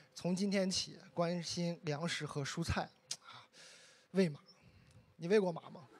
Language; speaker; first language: Chinese; native; Chinese